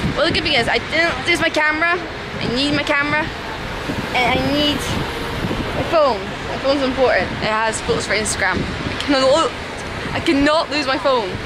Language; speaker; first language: English; native; English